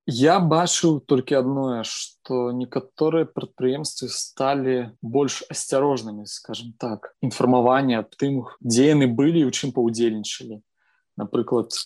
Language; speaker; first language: Belarusian; non-native, local second language; Russian